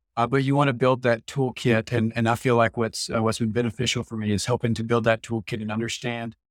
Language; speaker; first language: English; native; English